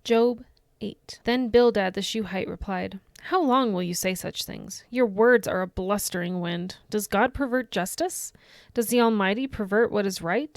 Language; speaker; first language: English; native; English